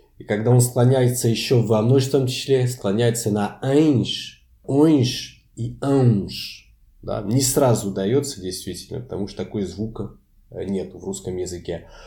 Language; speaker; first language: Russian; non-native, fluent; Portuguese